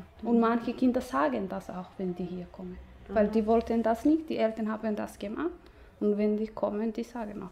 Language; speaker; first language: German; non-native, learner; Somali